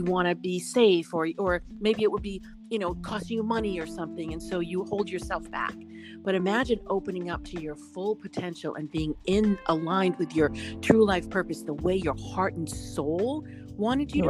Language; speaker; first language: English; native; English